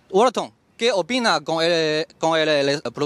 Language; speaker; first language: Spanish; non-native, learner; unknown